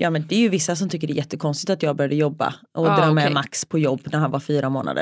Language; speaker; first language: Swedish; native; Swedish